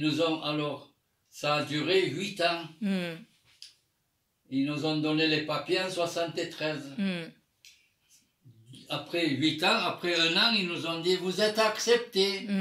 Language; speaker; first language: French; non-native, fluent; Armenian